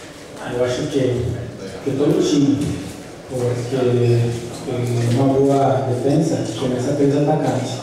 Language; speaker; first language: Portuguese; non-native, fluent; Spanish